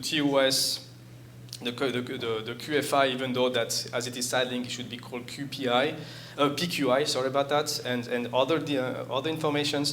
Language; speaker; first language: English; non-native, fluent; French